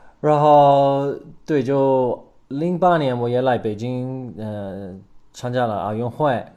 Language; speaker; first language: Chinese; non-native, fluent; English